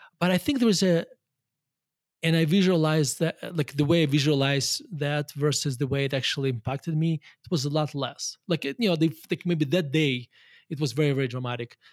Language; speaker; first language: English; non-native, fluent; Russian